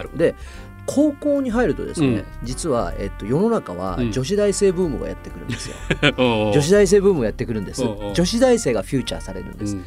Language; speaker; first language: Japanese; native; Japanese